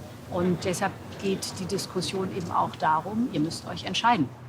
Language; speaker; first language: German; native; German